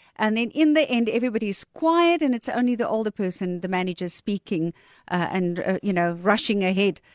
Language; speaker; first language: English; non-native, local second language; Afrikaans